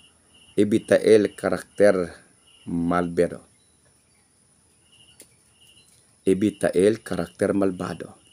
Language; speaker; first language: Spanish; non-native, learner; English